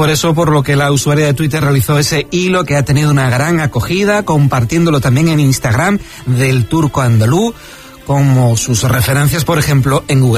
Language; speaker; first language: Spanish; native; Spanish